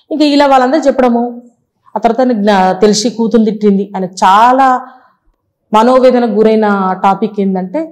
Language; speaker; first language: Telugu; native; Telugu